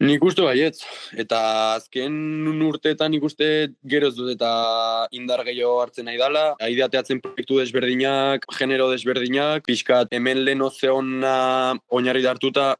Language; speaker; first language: Basque; native; Basque